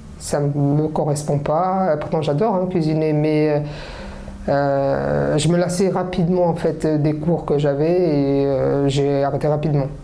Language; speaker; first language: French; early bilingual, other home language; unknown